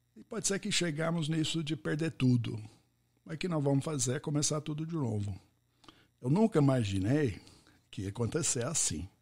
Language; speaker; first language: Portuguese; non-native, fluent; English